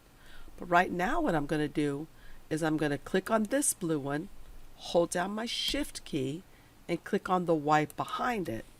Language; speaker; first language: English; native; English